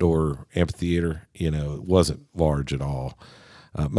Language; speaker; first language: English; native; English